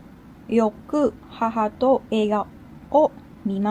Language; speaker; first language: Japanese; non-native, learner; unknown